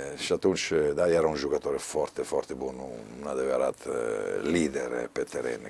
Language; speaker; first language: Romanian; non-native, fluent; Italian